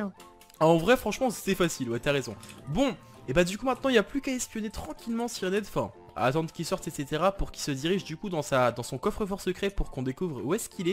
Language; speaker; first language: French; native; French